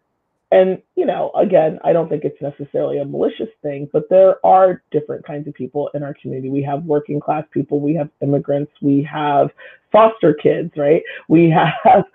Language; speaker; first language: English; native; English